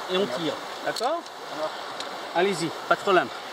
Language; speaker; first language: French; non-native, learner; Spanish